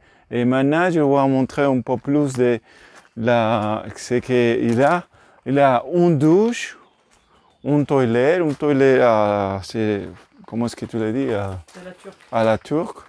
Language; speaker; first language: French; non-native, learner; English